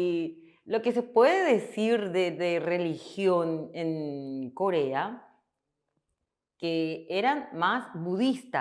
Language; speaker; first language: Spanish; non-native, fluent; Korean